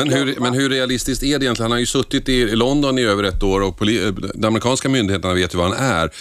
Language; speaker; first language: Swedish; native; Swedish